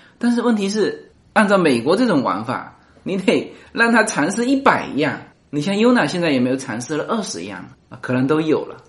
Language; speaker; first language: Chinese; native; Chinese